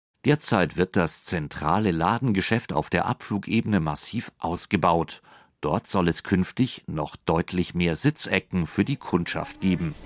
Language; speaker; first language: German; native; German